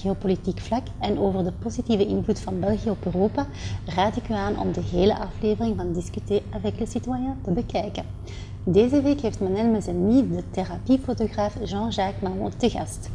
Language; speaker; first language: Dutch; native; Dutch